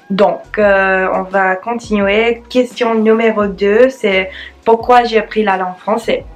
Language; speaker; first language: French; non-native, learner; English